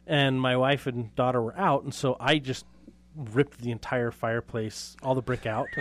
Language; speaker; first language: English; native; English